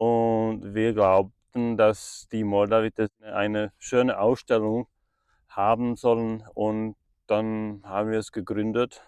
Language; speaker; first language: German; non-native, fluent; Czech